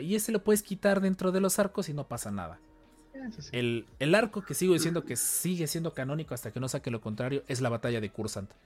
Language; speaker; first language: Spanish; native; Spanish